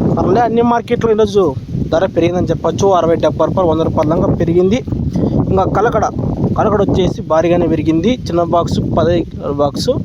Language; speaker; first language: Telugu; native; Telugu